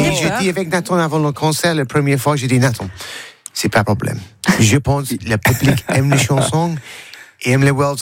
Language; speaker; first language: French; non-native, learner; English